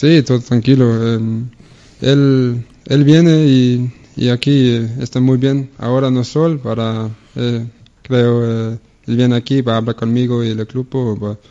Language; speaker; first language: Spanish; non-native, learner; Danish